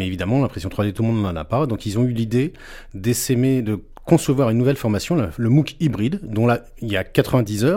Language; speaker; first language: French; native; French